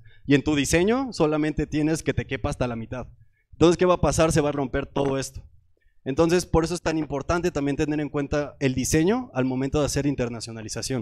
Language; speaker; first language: Spanish; native; Spanish